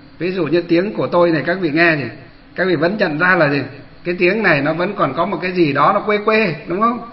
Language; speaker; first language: Vietnamese; non-native, local second language; Muong